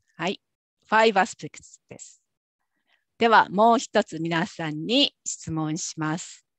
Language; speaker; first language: Japanese; native; Japanese